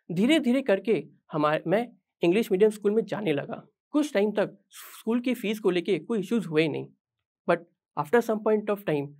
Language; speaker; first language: Hindi; native; Hindi